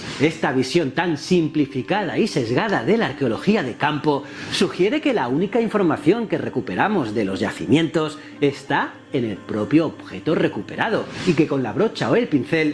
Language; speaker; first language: Spanish; native; Spanish